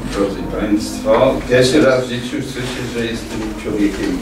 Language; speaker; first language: Polish; non-native, fluent; English